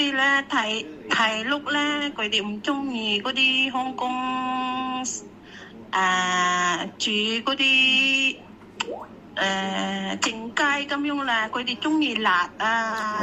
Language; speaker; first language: Cantonese; non-native, learner; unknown